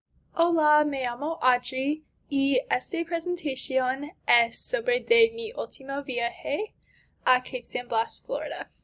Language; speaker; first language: Spanish; non-native, learner; English